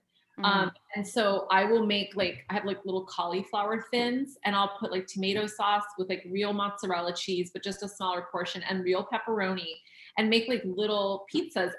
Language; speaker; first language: English; native; English